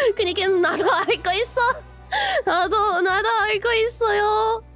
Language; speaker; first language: Korean; non-native, learner; English